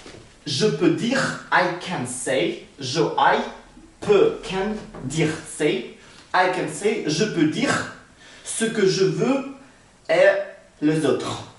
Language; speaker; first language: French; non-native, learner; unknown